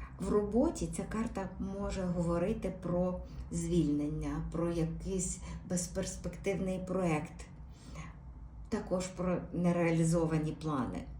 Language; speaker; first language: Ukrainian; native; Ukrainian